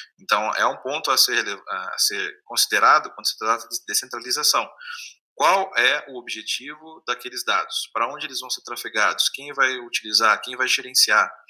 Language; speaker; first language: Portuguese; native; Portuguese